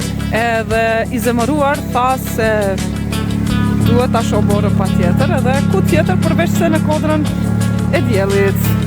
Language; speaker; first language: Albanian; native; Albanian